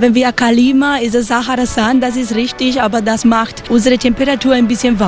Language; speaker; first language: German; non-native, learner; Spanish